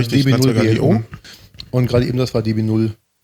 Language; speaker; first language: German; native; German